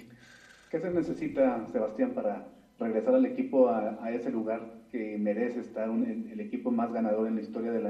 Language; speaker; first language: Spanish; native; Spanish